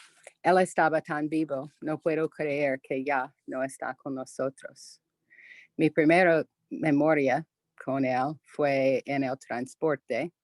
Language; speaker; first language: Spanish; non-native, fluent; English